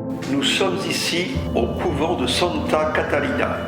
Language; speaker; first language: French; native; French